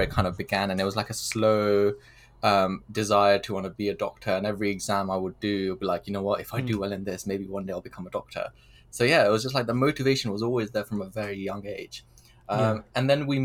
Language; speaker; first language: English; early bilingual, other home language; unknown